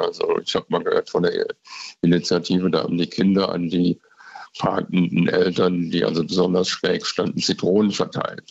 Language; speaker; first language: German; native; German